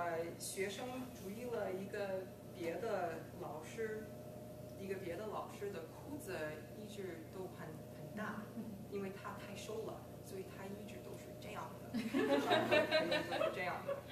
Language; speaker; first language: Chinese; non-native, fluent; English